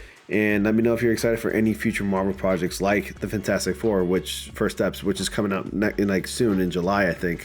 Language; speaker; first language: English; native; English